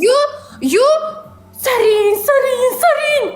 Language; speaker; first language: English; non-native, learner; Uzbek